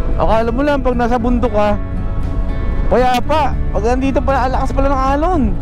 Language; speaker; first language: Filipino; non-native, local second language; Aklanon